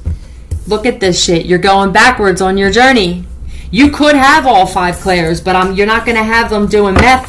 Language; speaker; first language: English; native; English